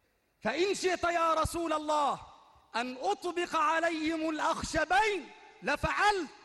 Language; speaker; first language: Arabic; native; Arabic